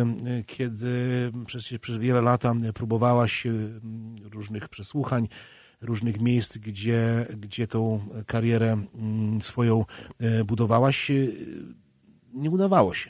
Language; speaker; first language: Polish; native; Polish